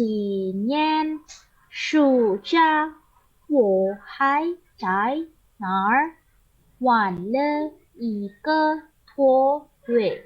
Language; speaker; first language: Chinese; non-native, learner; Indonesian